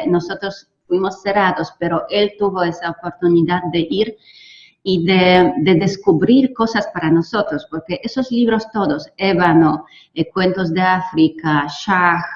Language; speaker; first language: Spanish; non-native, fluent; Polish